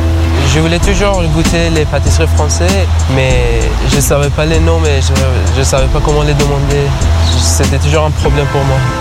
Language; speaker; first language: French; non-native, learner; Persian